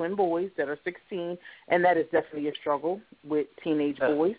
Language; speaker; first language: English; native; English